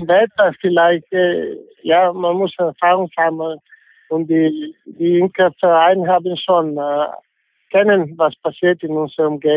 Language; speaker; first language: German; non-native, fluent; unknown